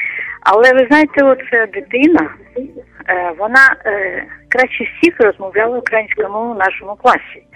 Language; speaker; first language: Ukrainian; non-native, local second language; Russian